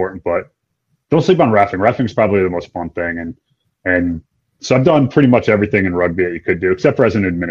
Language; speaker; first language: English; native; English